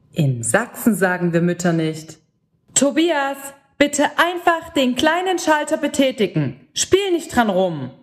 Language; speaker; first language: German; native; German